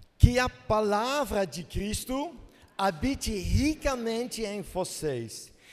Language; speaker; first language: Portuguese; non-native, fluent; Dutch